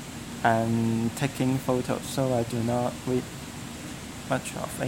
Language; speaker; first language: English; non-native, learner; Cantonese